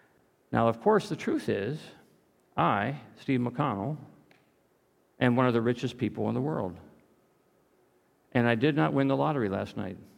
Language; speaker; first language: English; native; English